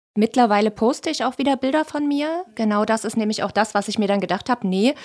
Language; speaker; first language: German; native; German